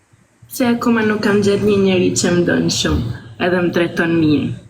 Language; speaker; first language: Albanian; early bilingual, heritage; Italian